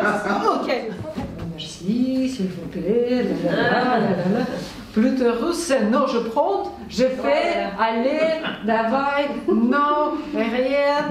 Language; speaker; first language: French; non-native, learner; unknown